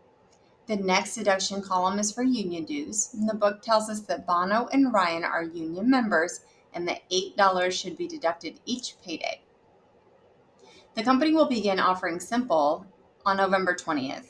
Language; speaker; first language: English; native; English